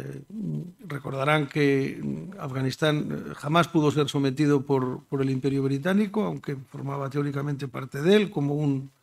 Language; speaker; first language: Spanish; native; Spanish